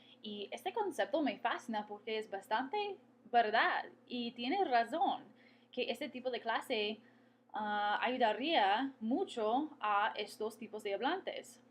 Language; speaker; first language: Spanish; non-native, fluent; English